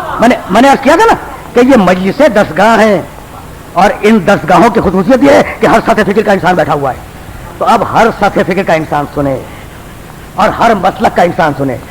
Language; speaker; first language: Urdu; native; Urdu